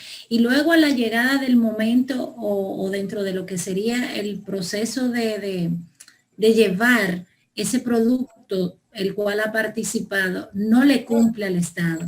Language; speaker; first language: Spanish; native; Spanish